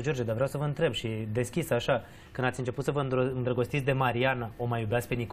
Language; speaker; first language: Romanian; native; Romanian